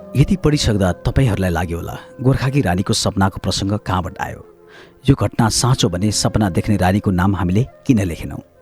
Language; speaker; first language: Nepali; native; Nepali